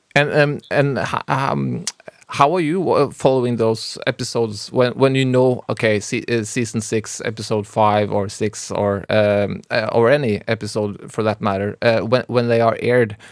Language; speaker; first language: English; non-native, fluent; Norwegian